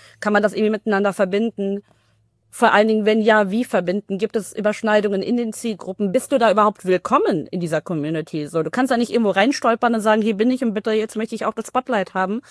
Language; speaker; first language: German; early bilingual, other home language; Tamil